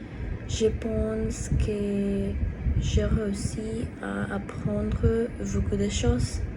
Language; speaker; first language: French; non-native, learner; Spanish